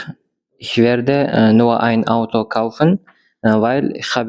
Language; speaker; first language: German; non-native, learner; Uzbek